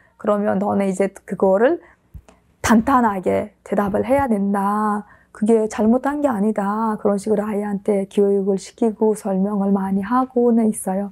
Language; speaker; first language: Korean; non-native, fluent; Uzbek